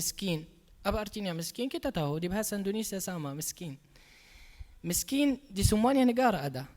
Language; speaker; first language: Indonesian; non-native, learner; Arabic